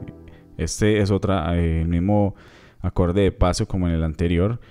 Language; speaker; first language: Spanish; native; Spanish